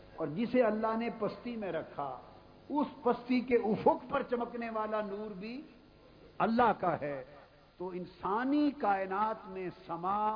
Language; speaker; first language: Urdu; non-native, local second language; Punjabi